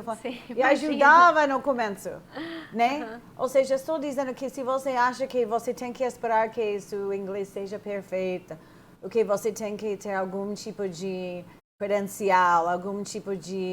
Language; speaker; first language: Portuguese; non-native, fluent; English